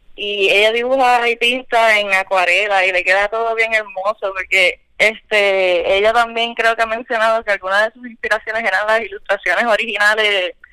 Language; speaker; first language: Spanish; native; Spanish